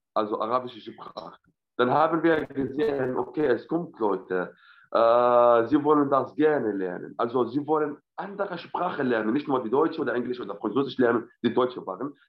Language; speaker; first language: German; non-native, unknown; Arabic